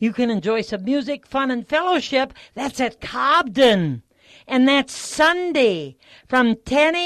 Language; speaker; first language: English; native; English